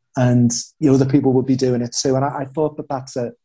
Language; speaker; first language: English; native; English